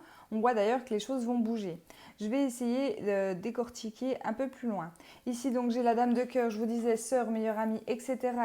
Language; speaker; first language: French; native; French